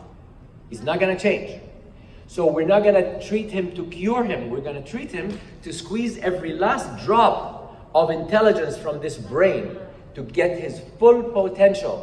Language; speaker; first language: English; non-native, fluent; Arabic